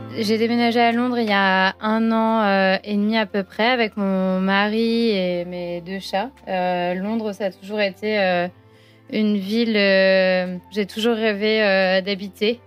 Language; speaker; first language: French; native; French